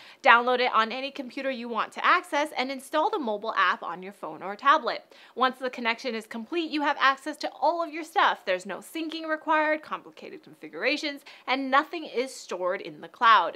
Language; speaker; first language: English; native; English